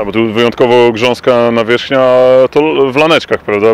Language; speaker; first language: Polish; native; Polish